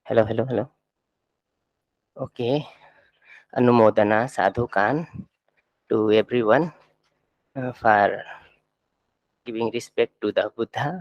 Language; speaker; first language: English; non-native, fluent; Thai